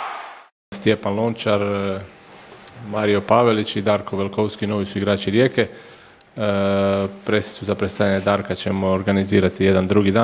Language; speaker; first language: Serbian; native; Serbian